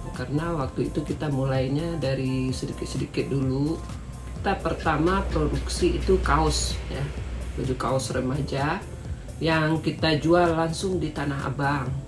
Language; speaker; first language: Indonesian; non-native, local second language; Minangkabau